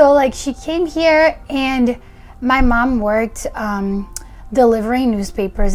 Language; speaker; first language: English; early bilingual, other home language; Portuguese